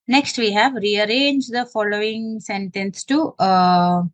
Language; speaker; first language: English; non-native, local second language; Malayalam